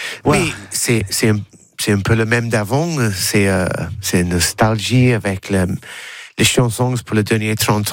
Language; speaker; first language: French; non-native, learner; English